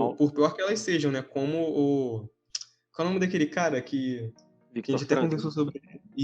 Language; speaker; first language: Portuguese; native; Portuguese